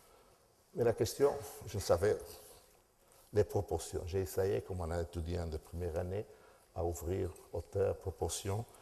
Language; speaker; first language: French; non-native, fluent; Portuguese